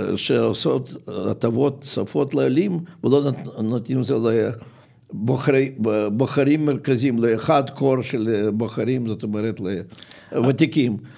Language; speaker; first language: Hebrew; non-native, fluent; Russian